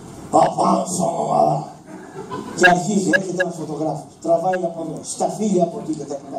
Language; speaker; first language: Greek; native; Greek